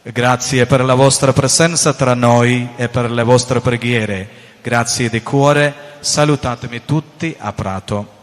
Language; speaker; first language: Italian; non-native, fluent; Malayalam